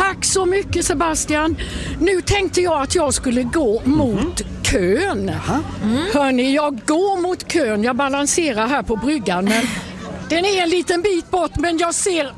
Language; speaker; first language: Swedish; native; Swedish